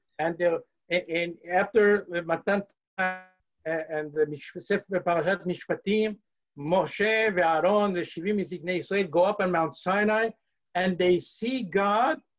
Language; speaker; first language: English; early bilingual, heritage; English